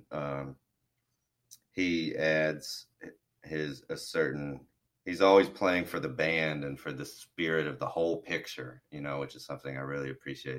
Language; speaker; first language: English; native; English